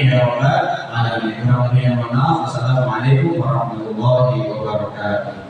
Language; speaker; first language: Indonesian; native; Indonesian